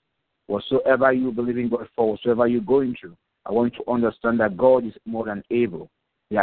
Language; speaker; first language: English; non-native, local second language; Yoruba